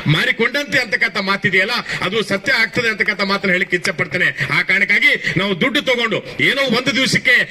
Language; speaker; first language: Kannada; native; Kannada